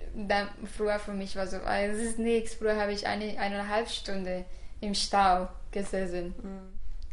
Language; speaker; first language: German; non-native, fluent; Spanish